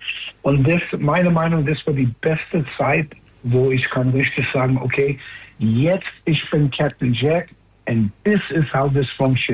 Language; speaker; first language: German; non-native, fluent; English